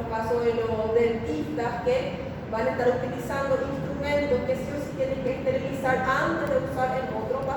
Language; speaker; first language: Spanish; native; Spanish